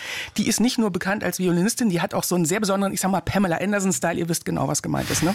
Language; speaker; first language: German; native; German